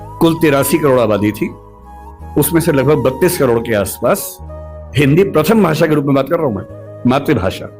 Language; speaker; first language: Hindi; native; Hindi